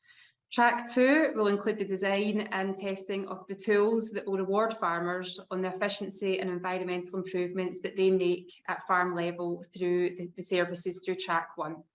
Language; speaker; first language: English; native; English